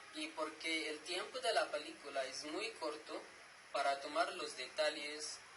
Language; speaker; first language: Spanish; non-native, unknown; Arabic